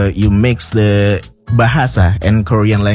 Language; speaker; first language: English; non-native, local second language; Indonesian